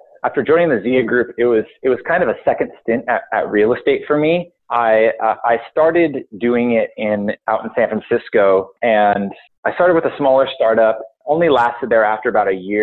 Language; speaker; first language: English; native; English